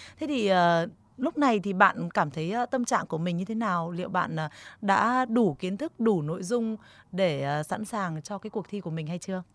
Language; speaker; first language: Vietnamese; native; Vietnamese